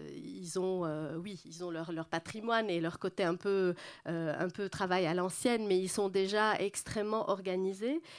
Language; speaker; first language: French; non-native, local second language; Arabic